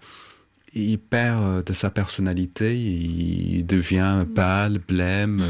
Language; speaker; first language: French; non-native, fluent; English